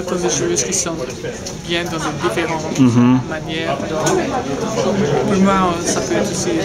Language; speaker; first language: French; non-native, local second language; Dutch